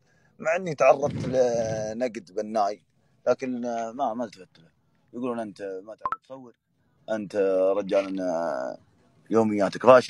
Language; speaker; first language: Arabic; native; Arabic